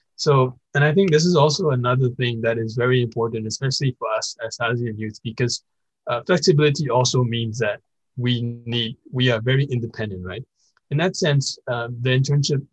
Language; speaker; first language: English; non-native, fluent; Burmese